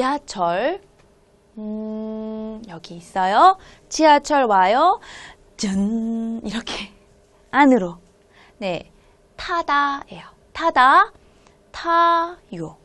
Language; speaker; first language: Korean; non-native, fluent; Hmong